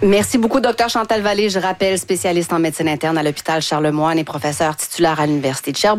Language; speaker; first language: French; native; French